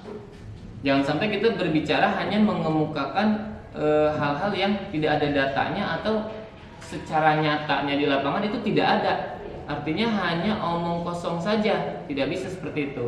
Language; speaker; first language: Indonesian; native; Indonesian